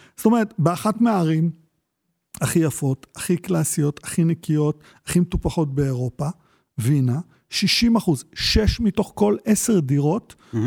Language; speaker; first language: Hebrew; native; Hebrew